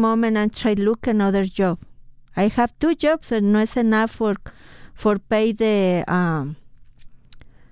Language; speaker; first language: English; non-native, fluent; Spanish